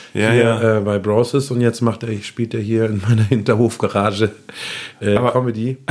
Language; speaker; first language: German; native; German